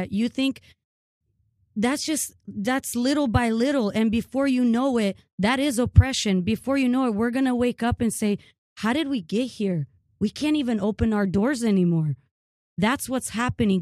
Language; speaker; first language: English; early bilingual, other home language; Ukrainian